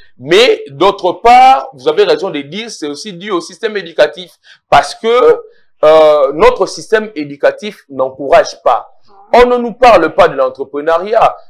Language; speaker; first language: French; non-native, local second language; Lingala